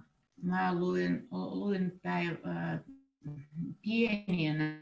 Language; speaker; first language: Finnish; non-native, learner; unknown